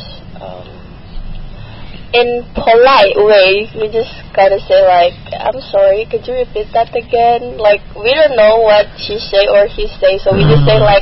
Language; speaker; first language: English; non-native, learner; Indonesian